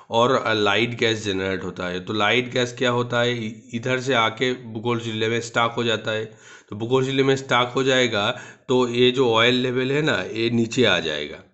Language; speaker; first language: Hindi; non-native, local second language; Bangla